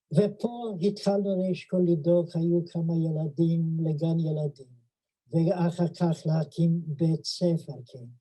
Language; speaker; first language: Hebrew; non-native, fluent; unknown